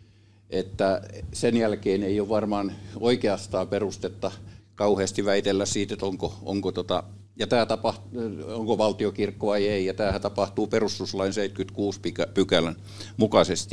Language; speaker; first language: Finnish; native; Finnish